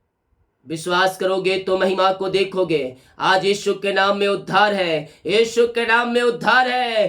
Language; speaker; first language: Hindi; native; Hindi